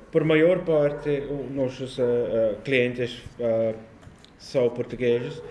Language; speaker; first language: Portuguese; non-native, learner; Afrikaans